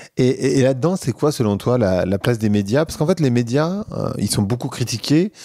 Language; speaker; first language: French; native; French